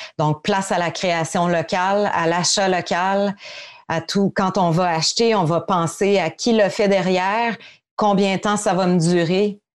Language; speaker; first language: French; native; French